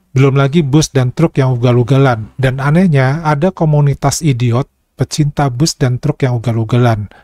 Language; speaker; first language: Indonesian; native; Indonesian